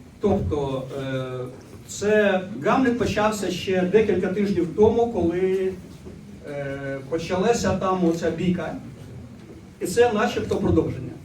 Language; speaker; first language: Ukrainian; native; Ukrainian